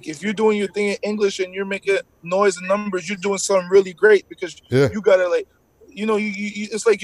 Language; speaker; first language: English; non-native, fluent; French